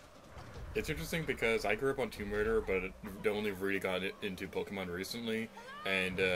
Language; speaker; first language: English; native; English